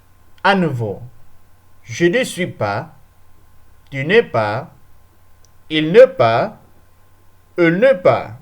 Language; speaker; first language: French; non-native, learner; Spanish